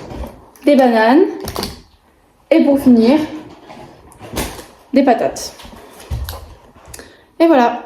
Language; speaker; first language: French; native; French